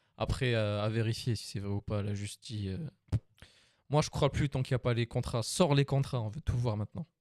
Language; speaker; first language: French; native; French